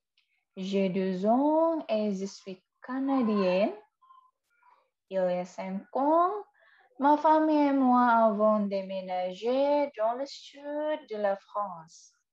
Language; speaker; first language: French; non-native, fluent; Indonesian